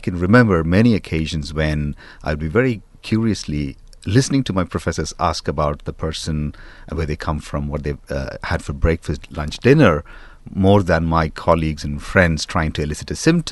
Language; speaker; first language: English; non-native, local second language; Tamil